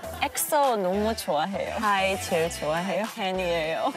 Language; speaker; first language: Korean; non-native, learner; German